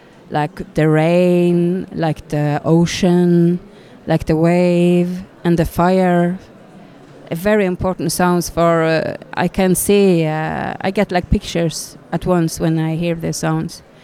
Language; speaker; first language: English; non-native, fluent; Norwegian